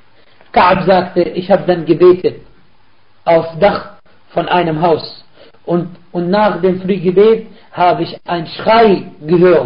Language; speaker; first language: German; non-native, fluent; Arabic